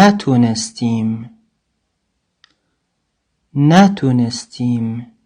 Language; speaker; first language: Persian; non-native, fluent; Central Kurdish